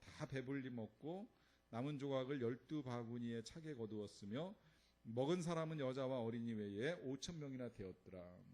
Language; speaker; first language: Korean; native; Korean